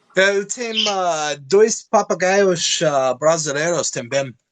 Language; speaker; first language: Portuguese; non-native, learner; English